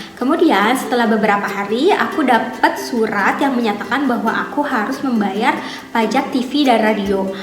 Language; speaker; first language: Indonesian; native; Indonesian